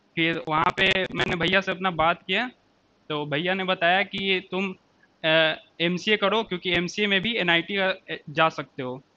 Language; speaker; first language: Hindi; native; Hindi